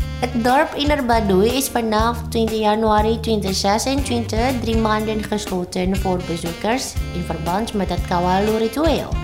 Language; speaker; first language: Dutch; non-native, fluent; Indonesian